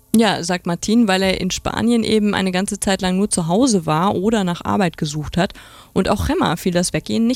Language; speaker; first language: German; native; German